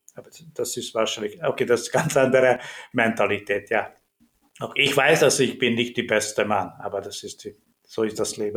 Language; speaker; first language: German; non-native, learner; Hungarian